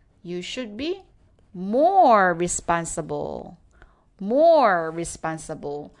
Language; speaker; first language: English; non-native, fluent; Korean